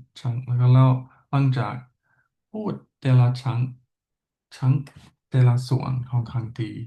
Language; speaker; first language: Thai; non-native, learner; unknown